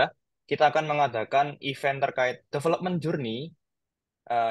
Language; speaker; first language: Indonesian; native; Indonesian